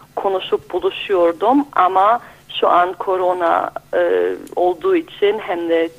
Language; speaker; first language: Turkish; early bilingual, heritage; Turkish